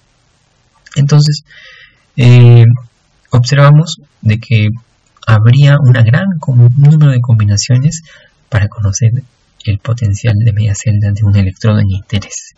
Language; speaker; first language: Spanish; native; Spanish